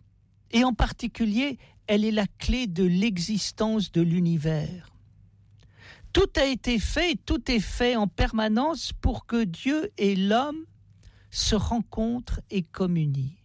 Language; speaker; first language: French; native; French